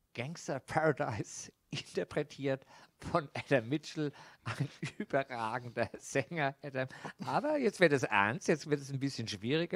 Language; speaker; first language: German; native; German